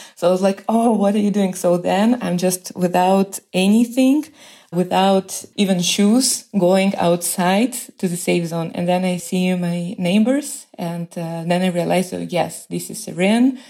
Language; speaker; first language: English; non-native, fluent; Russian